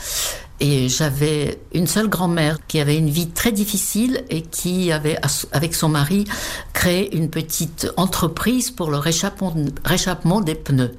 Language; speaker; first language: French; non-native, fluent; Czech